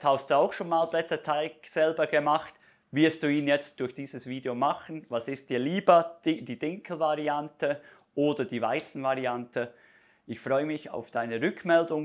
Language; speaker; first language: German; native; German